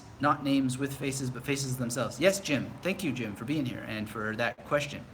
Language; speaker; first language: English; native; English